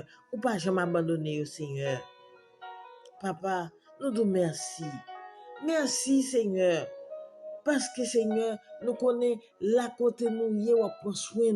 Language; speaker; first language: French; non-native, local second language; Haitian Creole